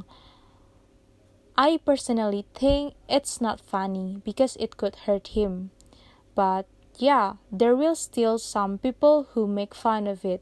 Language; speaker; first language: English; non-native, fluent; Indonesian